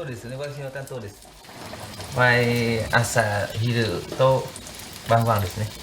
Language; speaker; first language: Japanese; non-native, learner; Vietnamese